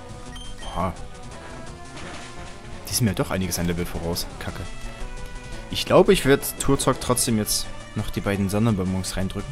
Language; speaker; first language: German; native; German